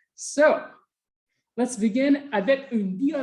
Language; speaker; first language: French; non-native, fluent; English